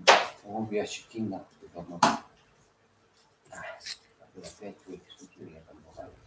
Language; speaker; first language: Russian; native; Russian